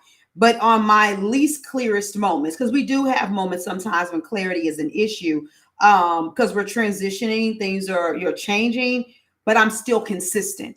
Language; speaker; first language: English; native; English